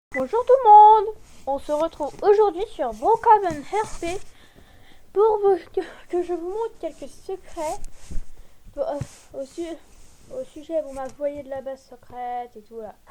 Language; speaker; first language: French; native; French